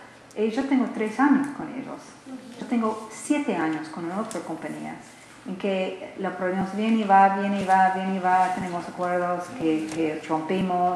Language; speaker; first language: Spanish; non-native, learner; English